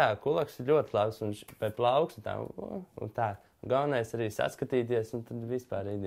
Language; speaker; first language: Latvian; native; Latvian